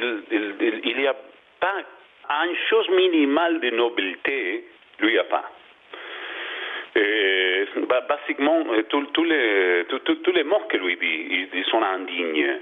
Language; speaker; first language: French; non-native, learner; Spanish